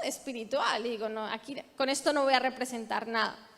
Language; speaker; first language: Spanish; native; Spanish